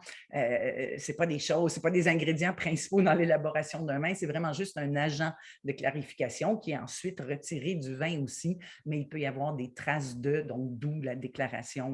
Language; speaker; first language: French; native; French